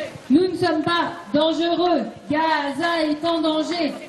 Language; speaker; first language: French; native; French